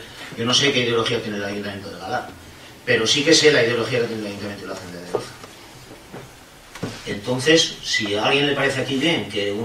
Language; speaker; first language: Spanish; native; Spanish